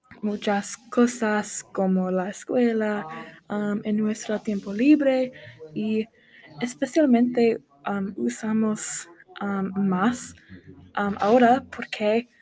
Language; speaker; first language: Spanish; non-native, learner; English